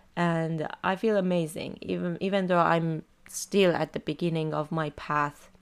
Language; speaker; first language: English; non-native, fluent; Persian